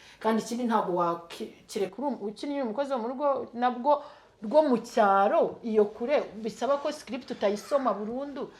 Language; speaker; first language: Kinyarwanda; early bilingual, heritage; Kinyarwanda